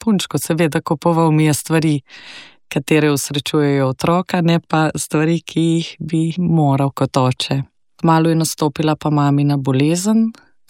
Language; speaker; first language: Slovenian; native; Slovenian